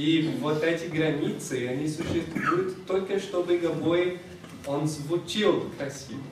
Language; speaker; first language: Russian; non-native, fluent; Portuguese